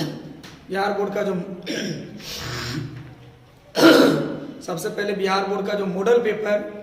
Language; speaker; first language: Hindi; native; Hindi